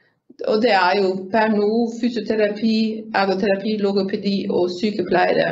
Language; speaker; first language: Norwegian; non-native, fluent; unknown